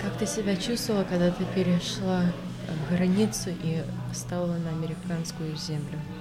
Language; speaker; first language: Russian; early bilingual, other home language; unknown